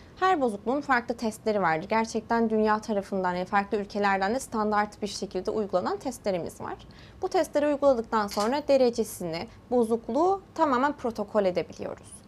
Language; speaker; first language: Turkish; early bilingual, heritage; Turkish